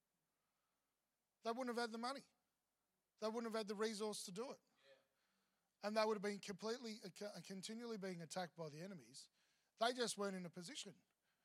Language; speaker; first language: English; native; English